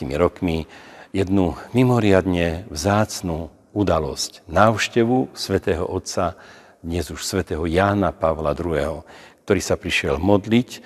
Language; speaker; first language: Slovak; native; Slovak